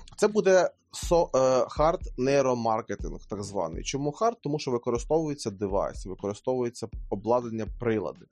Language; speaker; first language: Ukrainian; native; Ukrainian